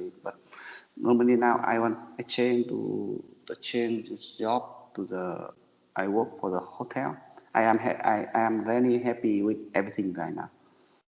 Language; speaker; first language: English; non-native, learner; Vietnamese